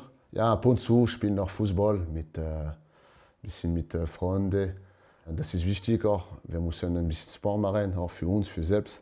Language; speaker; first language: German; non-native, learner; French